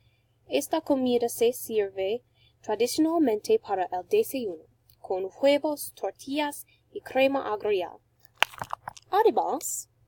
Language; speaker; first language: Spanish; non-native, learner; English